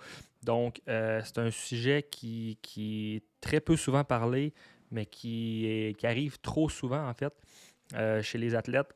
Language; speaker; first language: French; native; French